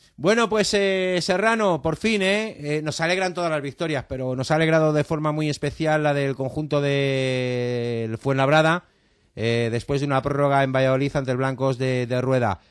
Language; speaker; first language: Spanish; native; Spanish